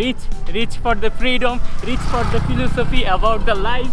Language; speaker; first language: English; non-native, local second language; Bangla